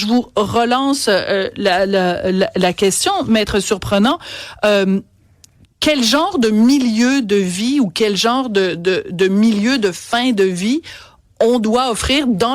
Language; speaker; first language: French; native; French